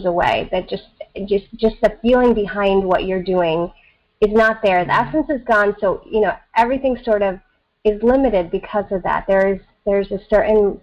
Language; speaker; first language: English; early bilingual, other home language; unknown